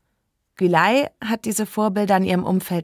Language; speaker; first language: German; native; German